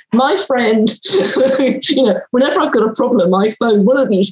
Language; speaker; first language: English; native; English